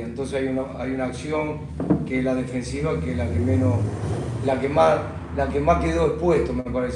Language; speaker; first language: Spanish; native; Spanish